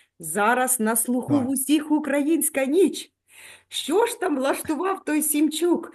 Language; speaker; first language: Ukrainian; native; Ukrainian